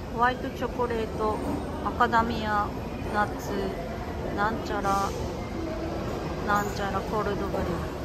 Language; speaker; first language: Japanese; native; Japanese